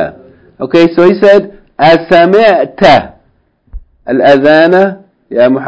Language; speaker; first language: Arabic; non-native, fluent; English